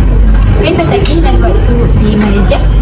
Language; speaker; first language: Arabic; non-native, learner; Malay